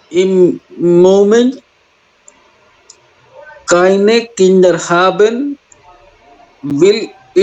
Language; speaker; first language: German; non-native, learner; Hindi